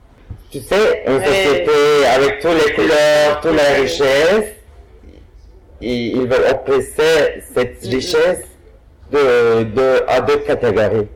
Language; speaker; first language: French; non-native, fluent; Turkish